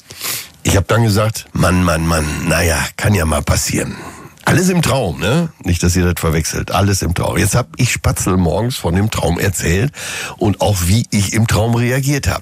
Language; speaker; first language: German; native; German